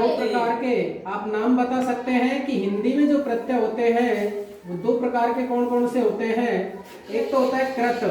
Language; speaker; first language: Hindi; native; Hindi